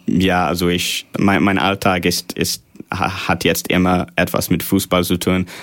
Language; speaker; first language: German; non-native, fluent; English